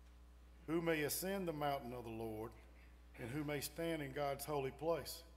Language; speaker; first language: English; native; English